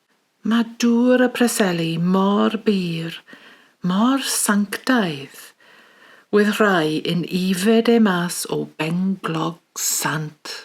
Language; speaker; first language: Welsh; native; Welsh